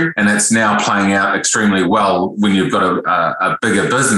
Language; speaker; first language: English; native; English